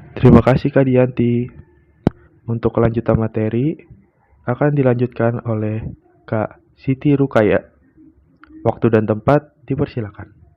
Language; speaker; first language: Indonesian; native; Indonesian